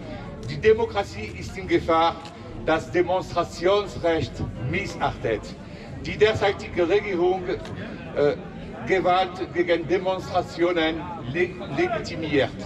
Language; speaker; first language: German; non-native, learner; French